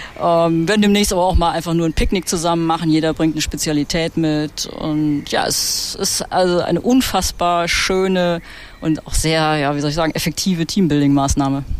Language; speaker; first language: German; native; German